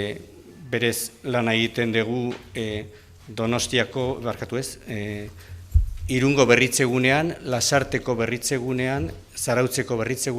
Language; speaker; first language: Basque; native; Basque